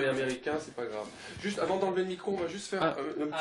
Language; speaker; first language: French; native; French